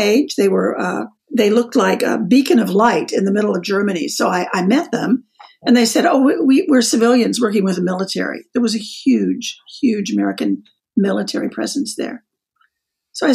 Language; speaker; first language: English; native; English